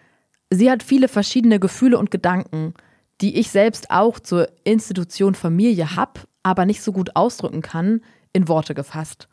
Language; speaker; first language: German; native; German